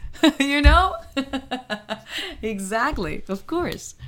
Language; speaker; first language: English; non-native, fluent; Spanish